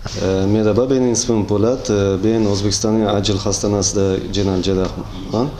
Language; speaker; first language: Turkish; non-native, learner; Uzbek